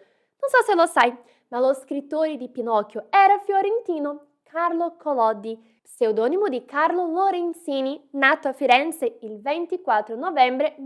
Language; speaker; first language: Italian; non-native, fluent; Portuguese